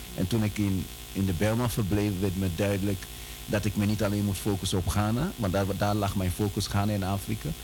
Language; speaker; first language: Dutch; early bilingual, other home language; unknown